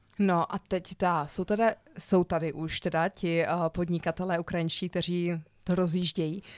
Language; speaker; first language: Czech; native; Czech